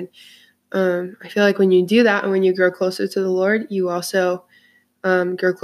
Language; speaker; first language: English; native; English